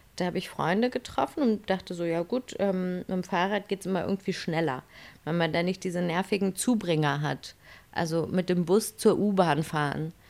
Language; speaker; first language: German; native; German